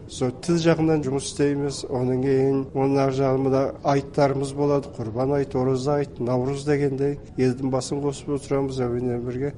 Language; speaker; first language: Kazakh; early bilingual, heritage; Kazakh